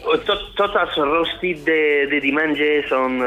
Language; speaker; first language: Catalan; non-native, fluent; French